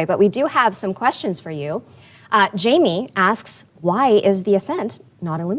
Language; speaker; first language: English; native; English